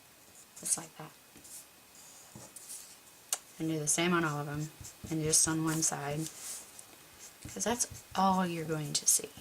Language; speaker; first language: English; native; English